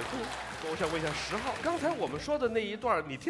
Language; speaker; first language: Chinese; native; Chinese